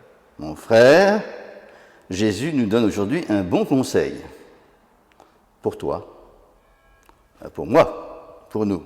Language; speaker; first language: French; native; French